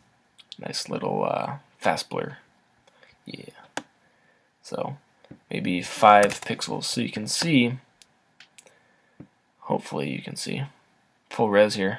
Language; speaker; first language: English; native; English